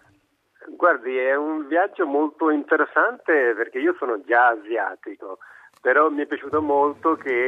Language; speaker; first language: Italian; non-native, fluent; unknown